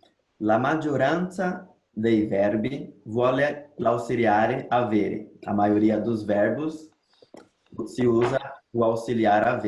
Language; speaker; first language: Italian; non-native, fluent; Portuguese